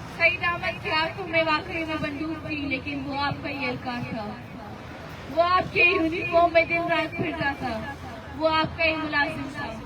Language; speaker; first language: Urdu; non-native, local second language; Baluchi